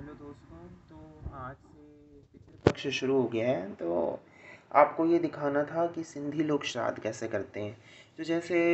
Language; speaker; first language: Hindi; non-native, local second language; Sindhi